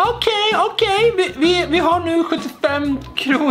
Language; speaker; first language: Swedish; native; Swedish